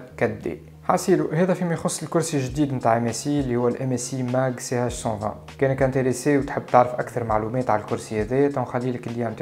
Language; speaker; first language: Arabic; native; Arabic